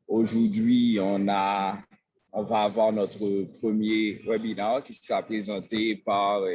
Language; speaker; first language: French; non-native, local second language; Haitian Creole